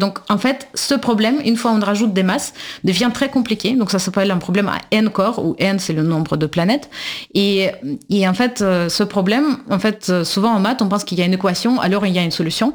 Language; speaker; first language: French; non-native, fluent; Russian